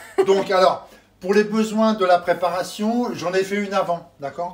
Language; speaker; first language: French; native; French